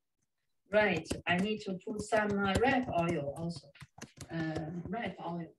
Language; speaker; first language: English; non-native, fluent; Chinese